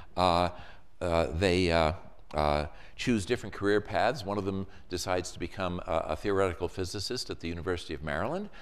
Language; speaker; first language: English; native; English